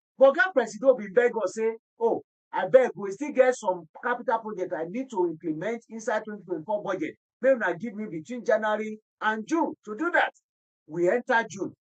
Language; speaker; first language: Nigerian Pidgin; non-native, local second language; Yoruba